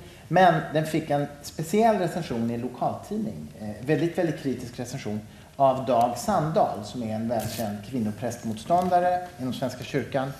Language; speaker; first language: Swedish; native; Swedish